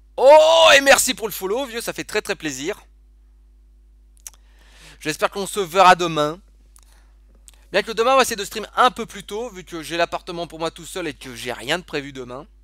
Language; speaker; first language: French; native; French